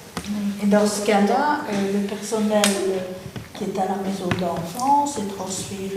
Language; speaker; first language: French; native; French